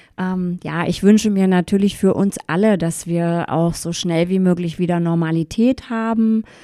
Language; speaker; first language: German; native; German